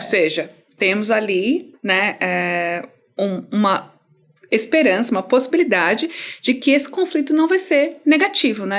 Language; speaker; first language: Portuguese; native; Portuguese